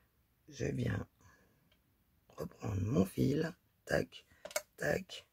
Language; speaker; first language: French; native; French